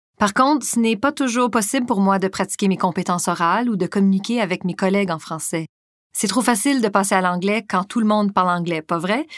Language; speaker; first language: French; non-native, local second language; English